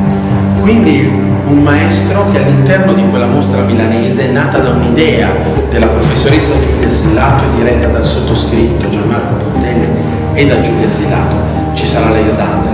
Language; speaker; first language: Italian; native; Italian